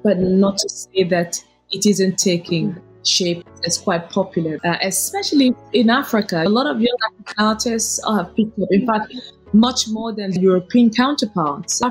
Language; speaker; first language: English; non-native, local second language; Igbo